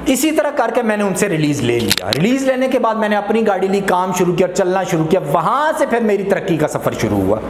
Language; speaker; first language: Urdu; non-native, local second language; Punjabi